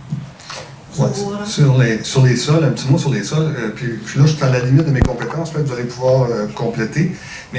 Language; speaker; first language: French; native; French